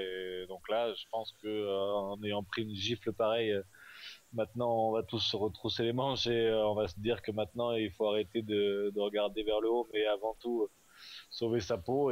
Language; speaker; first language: French; native; French